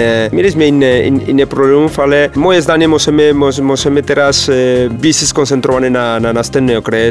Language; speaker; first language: Polish; non-native, fluent; Spanish